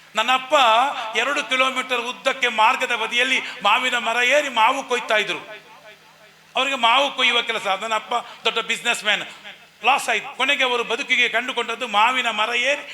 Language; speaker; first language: Kannada; non-native, local second language; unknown